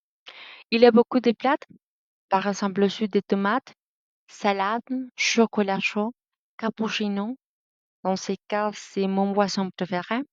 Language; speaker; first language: French; non-native, learner; Spanish